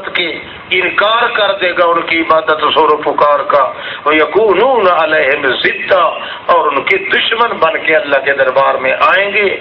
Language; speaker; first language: Urdu; non-native, local second language; Saraiki